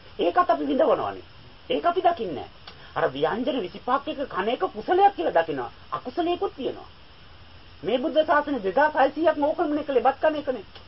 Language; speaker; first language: Sinhala; native; Sinhala